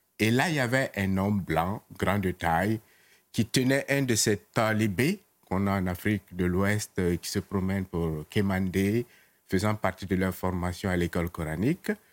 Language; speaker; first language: French; non-native, local second language; Mossi